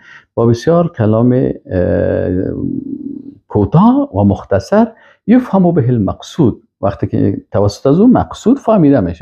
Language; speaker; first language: Persian; native; Persian